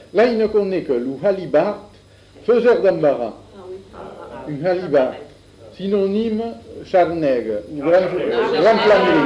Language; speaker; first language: French; native; French